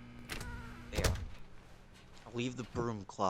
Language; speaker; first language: English; native; English